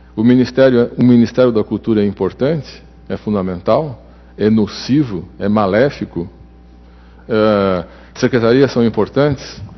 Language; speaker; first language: Portuguese; native; Portuguese